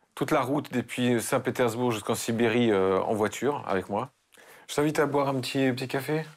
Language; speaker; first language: French; native; French